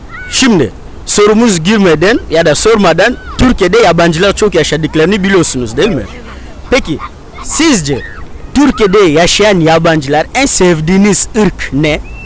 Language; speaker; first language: Turkish; non-native, fluent; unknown